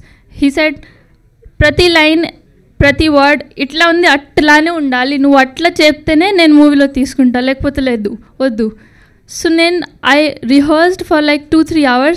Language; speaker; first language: Telugu; non-native, learner; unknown